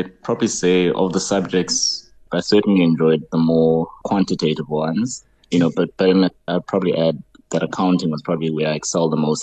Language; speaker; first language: English; non-native, local second language; Xhosa